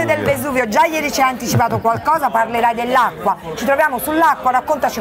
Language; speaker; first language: Italian; native; Italian